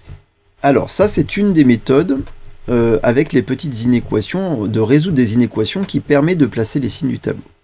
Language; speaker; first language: French; native; French